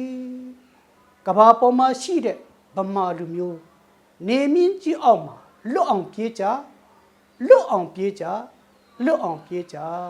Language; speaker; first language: Burmese; non-native, local second language; Thado Chin